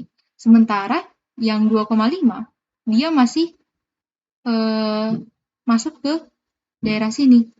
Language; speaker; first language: Indonesian; native; Indonesian